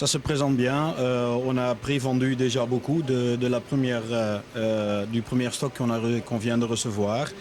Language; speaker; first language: French; non-native, fluent; Dutch